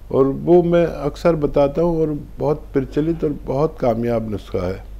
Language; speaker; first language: Hindi; native; Hindi